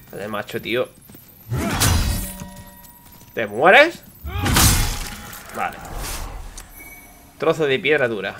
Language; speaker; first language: Spanish; native; Spanish